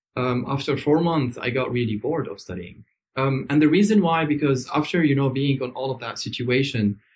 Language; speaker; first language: English; non-native, fluent; Arabic